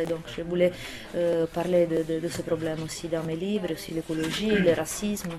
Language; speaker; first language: French; non-native, fluent; Italian